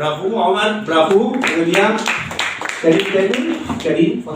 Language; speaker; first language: French; non-native, fluent; Arabic